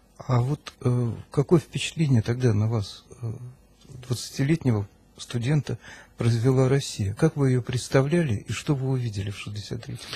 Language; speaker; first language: Russian; native; Russian